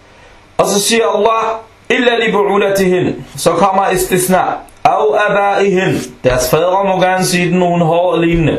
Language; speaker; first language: Danish; non-native, local second language; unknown